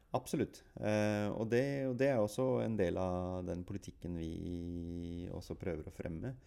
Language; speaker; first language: Norwegian; early bilingual, other home language; Urdu